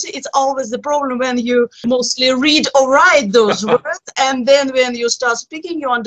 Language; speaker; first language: English; non-native, fluent; Russian